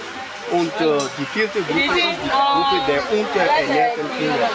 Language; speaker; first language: German; non-native, fluent; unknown